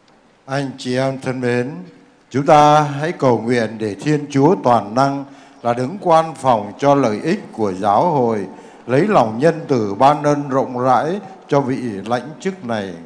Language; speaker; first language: Vietnamese; native; Vietnamese